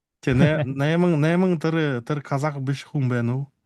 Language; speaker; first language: Mongolian; non-native, learner; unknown